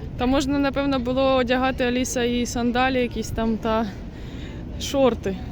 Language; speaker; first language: Ukrainian; non-native, local second language; Russian